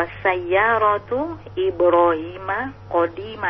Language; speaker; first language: Arabic; non-native, learner; Indonesian